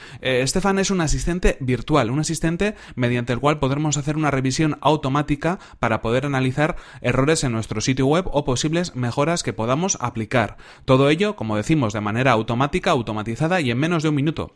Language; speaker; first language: Spanish; native; Spanish